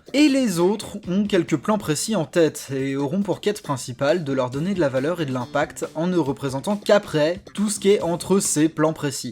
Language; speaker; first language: French; native; French